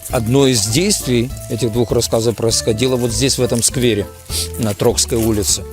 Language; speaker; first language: Russian; native; Russian